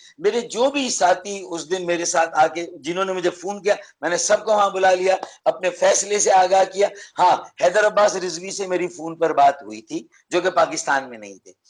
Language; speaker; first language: Urdu; native; Urdu